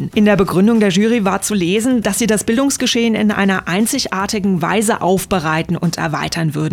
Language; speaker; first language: German; native; German